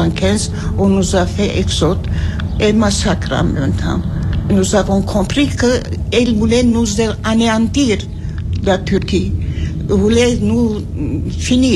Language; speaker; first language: French; non-native, learner; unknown